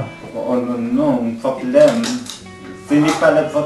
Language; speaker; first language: French; non-native, learner; English